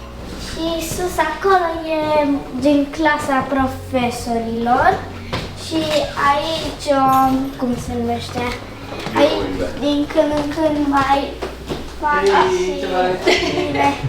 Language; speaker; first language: Romanian; early bilingual, other home language; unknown